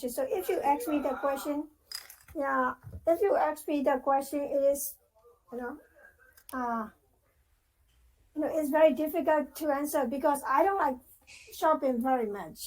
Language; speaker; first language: English; non-native, fluent; Burmese